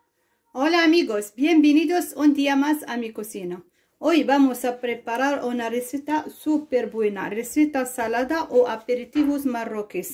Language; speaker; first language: Spanish; non-native, fluent; Arabic